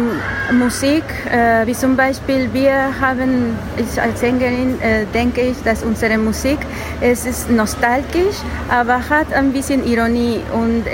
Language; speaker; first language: German; non-native, learner; Spanish